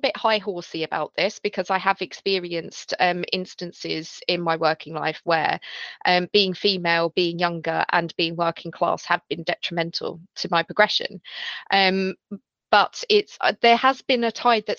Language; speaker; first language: English; native; English